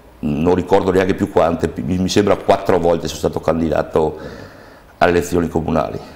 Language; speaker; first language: Italian; native; Italian